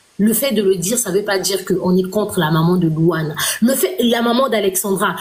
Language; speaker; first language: French; non-native, local second language; Lingala